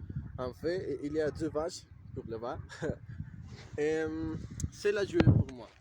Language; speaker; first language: French; non-native, learner; Spanish